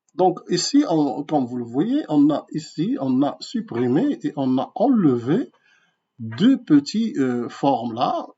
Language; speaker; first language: French; non-native, local second language; Arabic